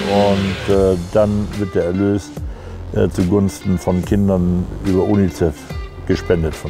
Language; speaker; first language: German; native; German